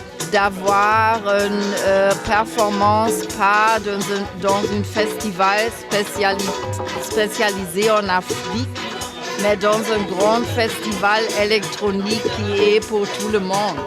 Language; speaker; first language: French; non-native, fluent; German